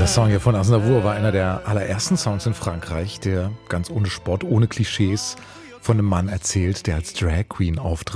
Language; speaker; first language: German; native; German